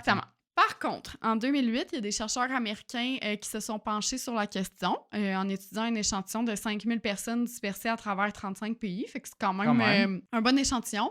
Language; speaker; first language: French; native; French